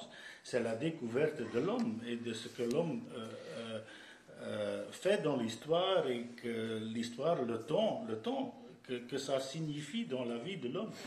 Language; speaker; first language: French; non-native, fluent; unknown